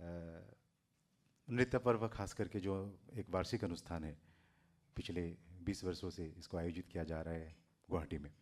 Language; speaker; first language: Hindi; non-native, local second language; Assamese